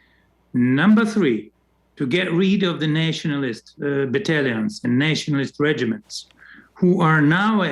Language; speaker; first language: English; non-native, fluent; Russian